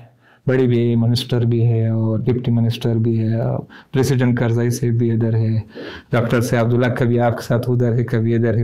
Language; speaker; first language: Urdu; non-native, fluent; Pashto